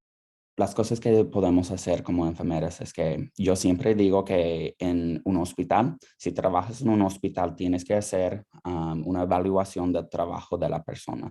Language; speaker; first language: Spanish; non-native, fluent; English